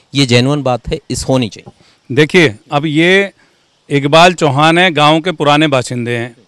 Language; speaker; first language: Hindi; native; Hindi